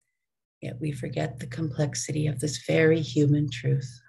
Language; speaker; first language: English; native; English